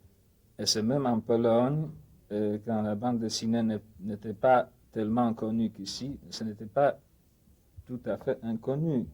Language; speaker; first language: French; non-native, fluent; Polish